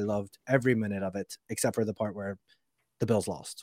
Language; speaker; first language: English; native; English